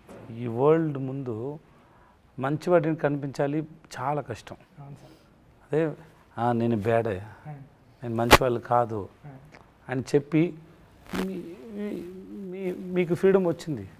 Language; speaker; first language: Telugu; non-native, local second language; Tamil